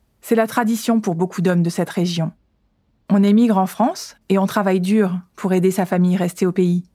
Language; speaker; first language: French; native; French